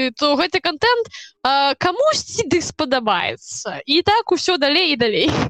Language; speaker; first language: Belarusian; non-native, local second language; Russian